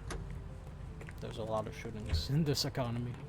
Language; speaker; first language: English; native; English